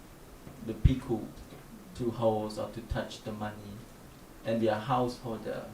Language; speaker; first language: English; non-native, learner; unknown